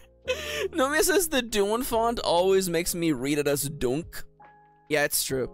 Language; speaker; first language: English; native; English